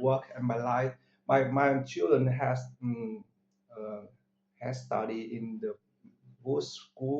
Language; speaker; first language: English; non-native, learner; Vietnamese